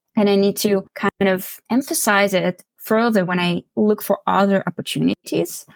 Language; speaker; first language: English; non-native, fluent; Ukrainian